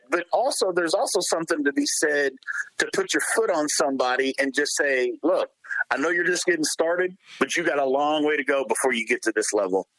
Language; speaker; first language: English; native; English